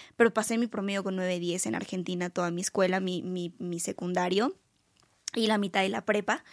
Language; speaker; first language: Spanish; native; Spanish